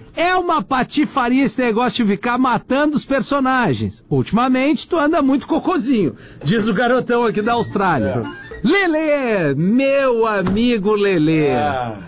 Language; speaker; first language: Portuguese; native; Portuguese